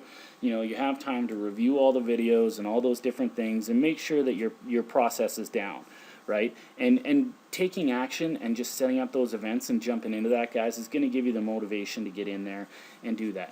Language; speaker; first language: English; native; English